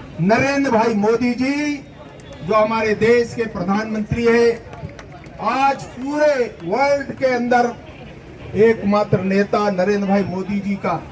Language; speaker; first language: Hindi; native; Hindi